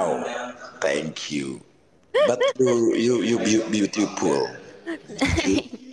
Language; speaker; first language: English; non-native, learner; Indonesian